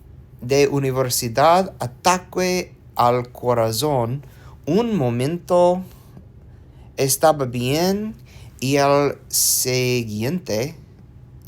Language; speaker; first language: Spanish; non-native, learner; English